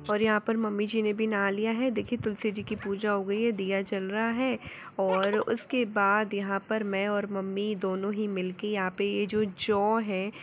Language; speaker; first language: Hindi; native; Hindi